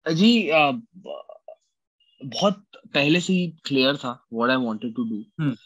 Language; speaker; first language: Hindi; native; Hindi